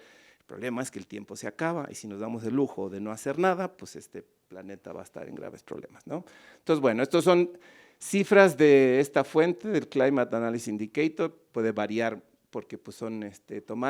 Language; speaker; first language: Spanish; native; Spanish